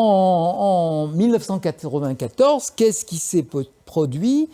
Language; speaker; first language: French; native; French